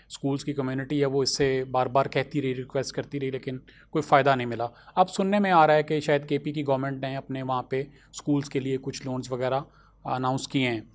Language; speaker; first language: Urdu; non-native, local second language; Punjabi